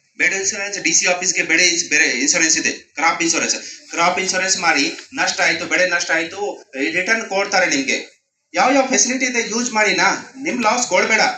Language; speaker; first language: Kannada; non-native, learner; Hindi